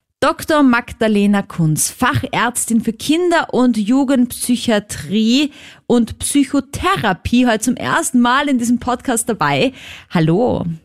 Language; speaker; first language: German; native; German